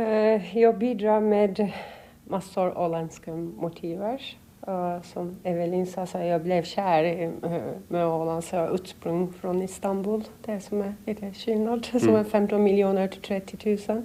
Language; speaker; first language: Swedish; non-native, learner; Turkish